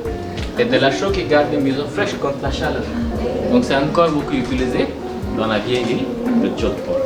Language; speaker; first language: French; non-native, learner; Hindi